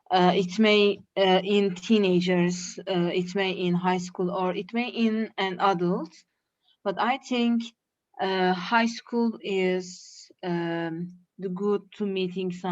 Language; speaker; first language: English; non-native, learner; Turkish